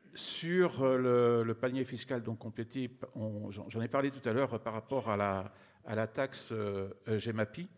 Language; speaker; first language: French; native; French